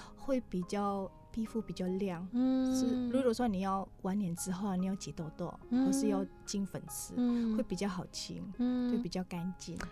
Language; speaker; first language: Chinese; non-native, fluent; Indonesian